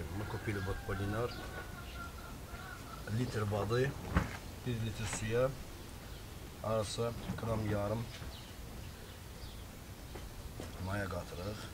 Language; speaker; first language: Russian; non-native, learner; Azerbaijani